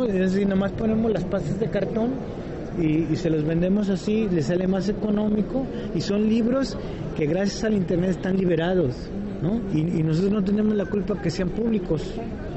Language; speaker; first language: Spanish; native; Spanish